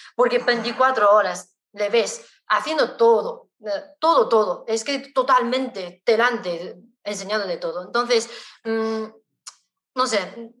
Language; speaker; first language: Spanish; non-native, fluent; Chinese